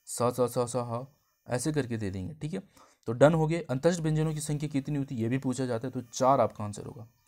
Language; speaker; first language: Hindi; native; Hindi